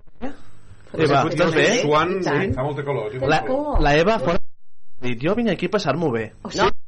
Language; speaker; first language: Catalan; native; Catalan